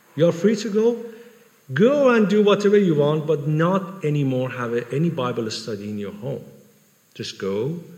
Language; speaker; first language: English; non-native, fluent; Persian